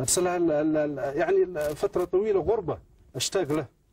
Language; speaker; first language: Arabic; native; Arabic